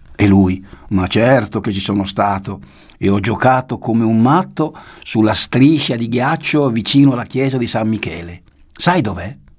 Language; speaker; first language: Italian; native; Italian